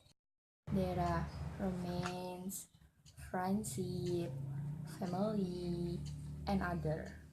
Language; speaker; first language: English; non-native, learner; Indonesian